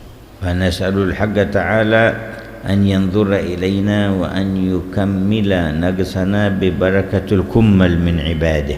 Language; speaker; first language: Arabic; native; Arabic